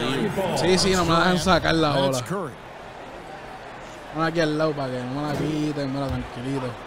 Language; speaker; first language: Spanish; native; Spanish